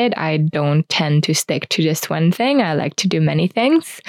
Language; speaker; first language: English; non-native, fluent; Finnish